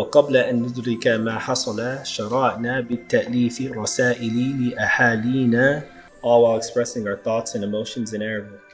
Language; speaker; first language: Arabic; non-native, learner; English